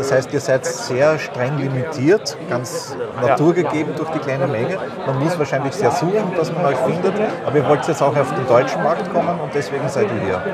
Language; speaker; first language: German; native; German